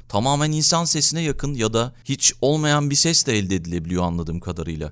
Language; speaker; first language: Turkish; native; Turkish